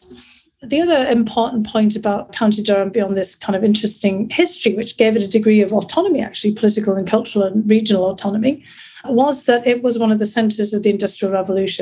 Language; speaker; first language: English; native; English